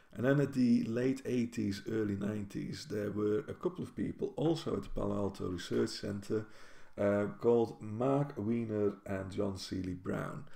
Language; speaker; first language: English; non-native, fluent; Dutch